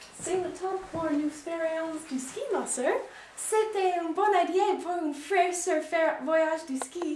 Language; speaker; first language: French; non-native, learner; English